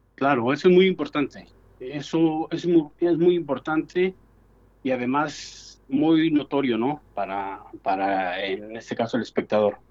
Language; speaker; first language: Spanish; native; Spanish